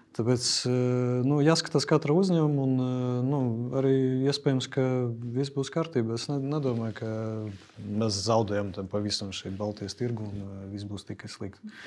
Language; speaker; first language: Latvian; non-native, local second language; Russian